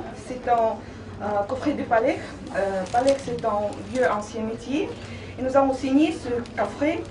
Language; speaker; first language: French; non-native, learner; Russian